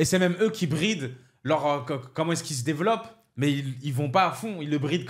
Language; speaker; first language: French; native; French